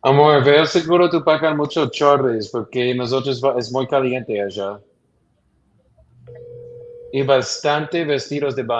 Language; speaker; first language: Spanish; non-native, learner; English